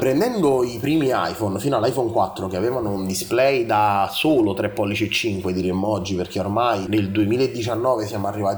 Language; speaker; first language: Italian; native; Italian